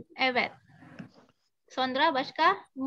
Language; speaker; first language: Turkish; non-native, fluent; Indonesian